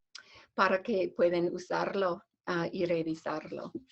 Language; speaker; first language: Spanish; non-native, fluent; English